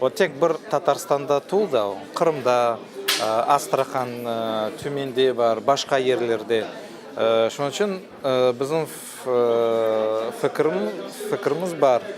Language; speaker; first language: Turkish; non-native, learner; Tatar